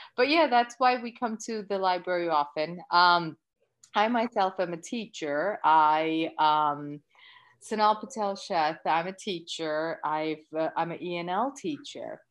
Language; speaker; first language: English; early bilingual, other home language; Gujarati